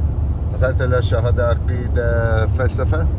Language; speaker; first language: Arabic; non-native, fluent; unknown